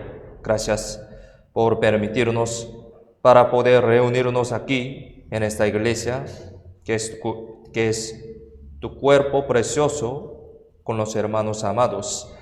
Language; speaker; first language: Spanish; non-native, fluent; Korean